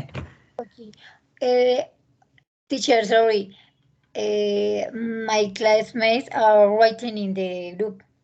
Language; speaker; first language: English; non-native, learner; Spanish